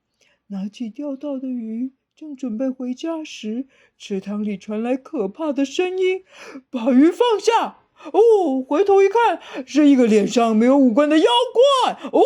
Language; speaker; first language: Chinese; native; Chinese